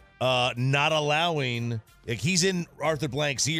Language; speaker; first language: English; native; English